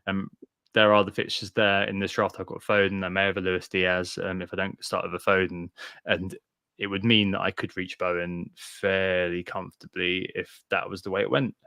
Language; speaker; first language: English; native; English